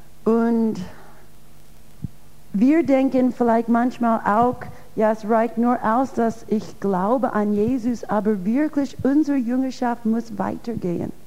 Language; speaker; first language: German; non-native, fluent; English